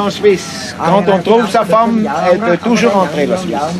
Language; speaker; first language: French; non-native, fluent; Swiss German